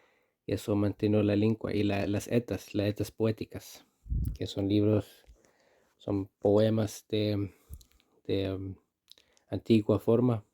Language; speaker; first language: Spanish; non-native, fluent; Icelandic